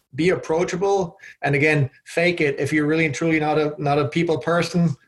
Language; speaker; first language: English; non-native, fluent; German